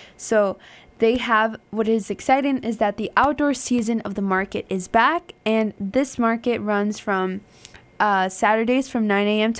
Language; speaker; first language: English; early bilingual, other home language; Spanish